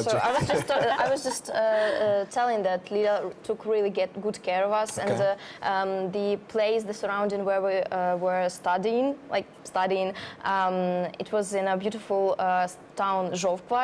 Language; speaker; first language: English; non-native, fluent; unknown